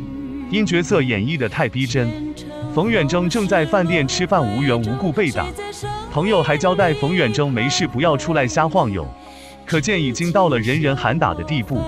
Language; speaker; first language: Chinese; native; Chinese